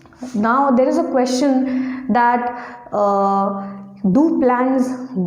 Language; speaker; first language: English; non-native, local second language; Hindi